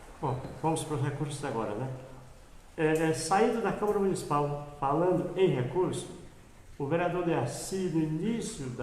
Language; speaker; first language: Portuguese; native; Portuguese